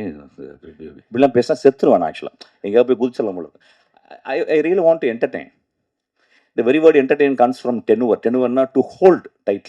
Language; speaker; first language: Tamil; native; Tamil